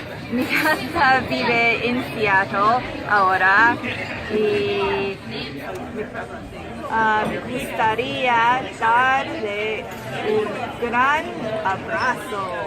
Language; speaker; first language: Spanish; non-native, learner; English